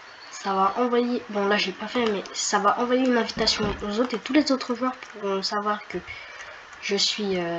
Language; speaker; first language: French; native; French